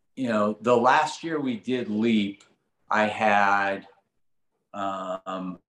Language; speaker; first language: English; native; English